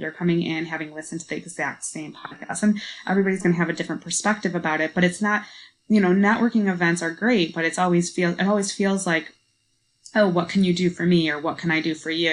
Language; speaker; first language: English; native; English